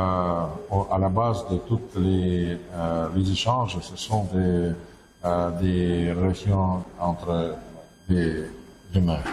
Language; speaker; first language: French; non-native, fluent; Russian